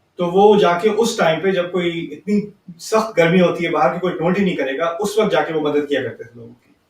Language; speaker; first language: Urdu; early bilingual, heritage; Urdu